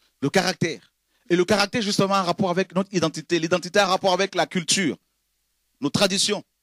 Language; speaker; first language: French; non-native, local second language; Lingala